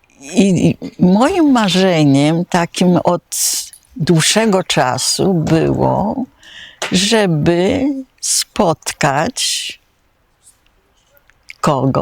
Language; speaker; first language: Polish; native; Polish